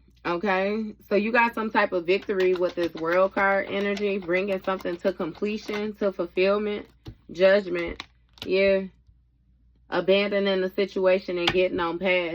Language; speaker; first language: English; native; English